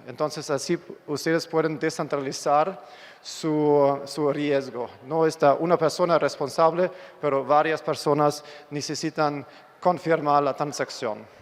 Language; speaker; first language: Spanish; non-native, fluent; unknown